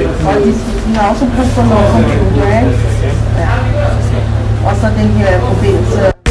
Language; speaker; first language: Danish; non-native, fluent; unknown